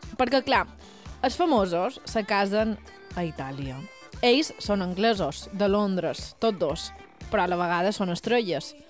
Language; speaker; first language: Catalan; native; Catalan